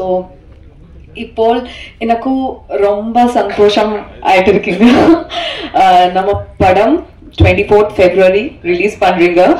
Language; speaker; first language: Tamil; non-native, learner; Bangla